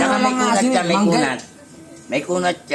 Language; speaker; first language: Filipino; native; Filipino